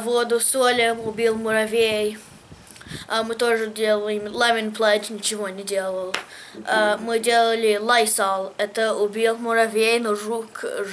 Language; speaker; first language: Russian; early bilingual, heritage; English